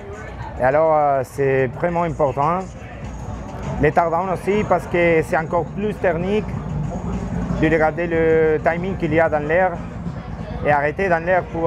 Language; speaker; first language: French; non-native, learner; Spanish